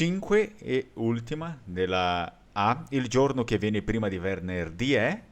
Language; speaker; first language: Italian; non-native, fluent; Portuguese